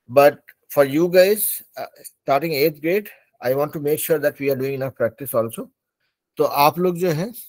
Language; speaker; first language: Hindi; native; Hindi